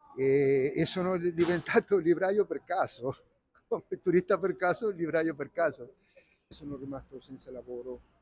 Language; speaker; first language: Italian; non-native, fluent; Spanish